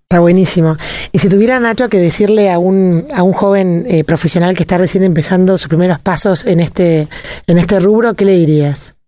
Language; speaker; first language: Spanish; native; Spanish